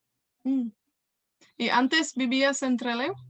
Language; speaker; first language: Spanish; non-native, fluent; Welsh